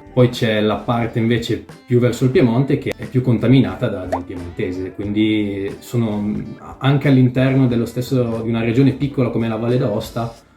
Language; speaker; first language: Italian; native; Italian